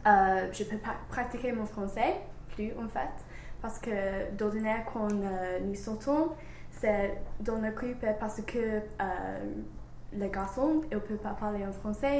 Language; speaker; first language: French; non-native, learner; English